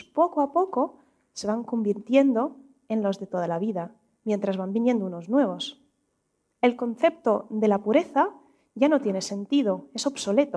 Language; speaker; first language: Spanish; non-native, fluent; Russian